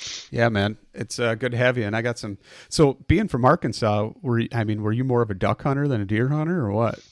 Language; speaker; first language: English; native; English